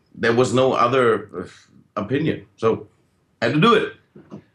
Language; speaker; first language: English; non-native, fluent; German